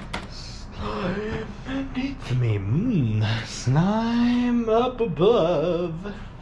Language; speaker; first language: English; native; English